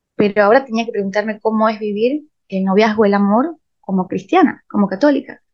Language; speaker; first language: Spanish; native; Spanish